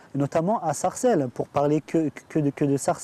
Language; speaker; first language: French; native; French